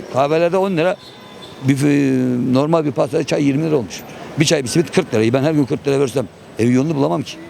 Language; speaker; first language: Turkish; native; Turkish